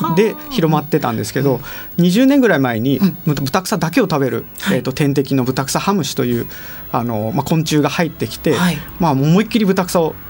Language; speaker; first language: Japanese; native; Japanese